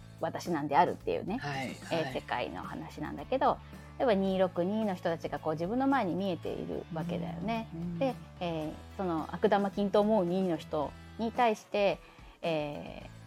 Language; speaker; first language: Japanese; native; Japanese